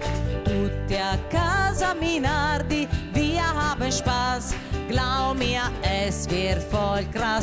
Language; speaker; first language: German; non-native, fluent; Italian